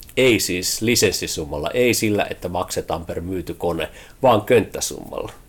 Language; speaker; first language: Finnish; early bilingual, heritage; Finnish